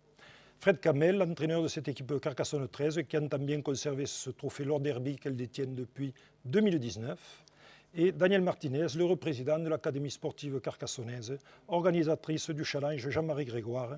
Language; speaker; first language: French; native; French